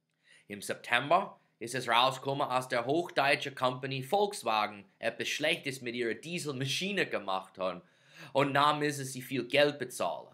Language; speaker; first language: German; non-native, fluent; English